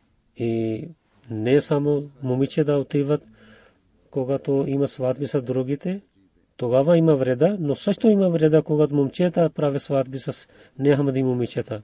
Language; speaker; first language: Bulgarian; non-native, fluent; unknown